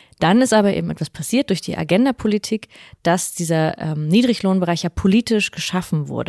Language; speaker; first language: German; native; German